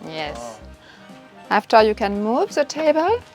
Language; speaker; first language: English; non-native, learner; French